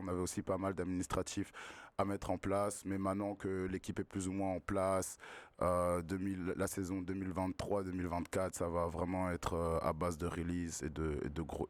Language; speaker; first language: French; native; French